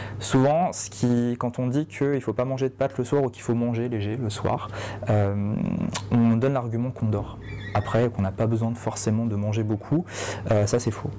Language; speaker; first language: French; native; French